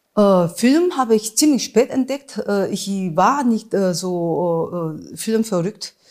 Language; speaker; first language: German; non-native, fluent; Korean